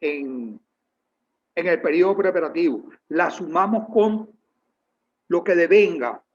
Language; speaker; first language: Spanish; native; Spanish